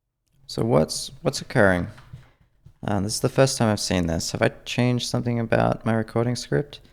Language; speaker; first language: English; native; English